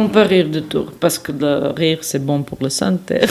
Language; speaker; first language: French; non-native, fluent; Serbian